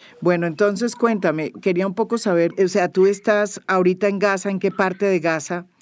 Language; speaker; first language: Spanish; non-native, learner; Arabic